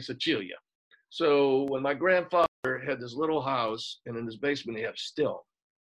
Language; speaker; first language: English; native; English